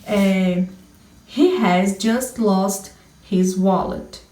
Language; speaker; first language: English; non-native, fluent; Portuguese